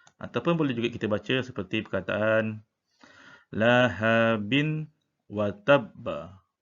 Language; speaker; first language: Malay; native; Malay